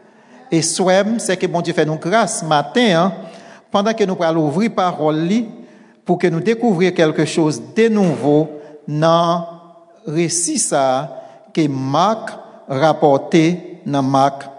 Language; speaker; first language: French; non-native, local second language; Haitian Creole